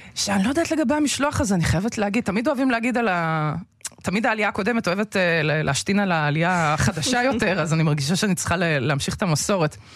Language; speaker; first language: Hebrew; early bilingual, other home language; Russian